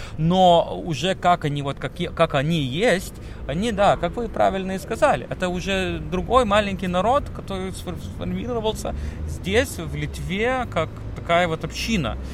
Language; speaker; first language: Russian; non-native, local second language; Lithuanian